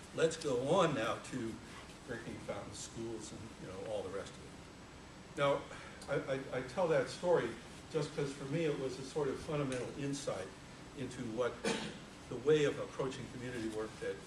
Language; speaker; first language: English; native; English